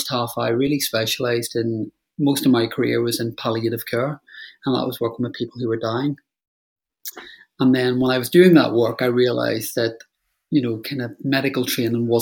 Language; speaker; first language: English; native; English